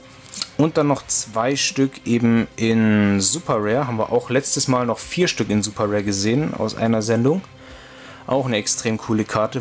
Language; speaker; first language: German; native; German